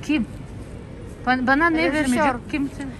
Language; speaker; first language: Turkish; non-native, learner; Russian